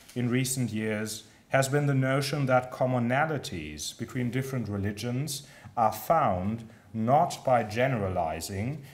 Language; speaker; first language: English; non-native, fluent; German